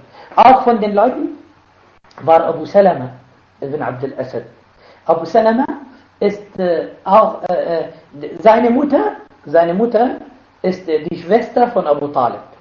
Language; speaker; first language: German; non-native, fluent; Arabic